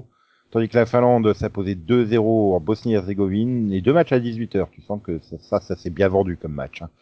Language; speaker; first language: French; native; French